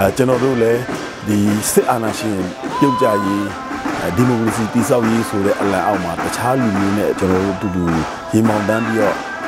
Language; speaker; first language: Burmese; non-native, local second language; Shwe Palaung